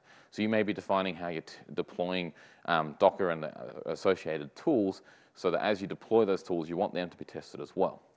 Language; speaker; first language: English; native; English